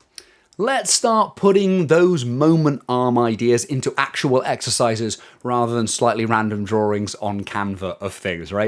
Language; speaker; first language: English; native; English